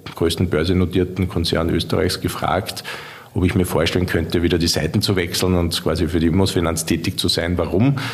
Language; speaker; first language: German; native; German